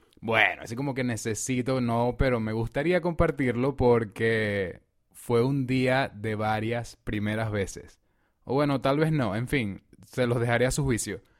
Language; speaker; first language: Spanish; native; Spanish